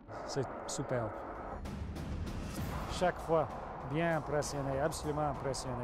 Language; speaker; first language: French; non-native, local second language; English